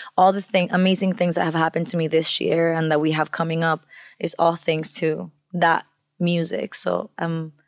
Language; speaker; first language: English; non-native, fluent; Spanish